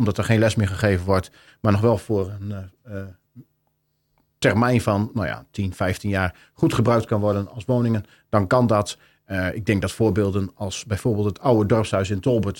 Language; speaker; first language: Dutch; native; Dutch